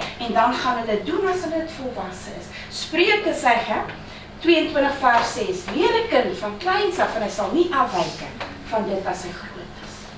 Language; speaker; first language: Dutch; non-native, fluent; Afrikaans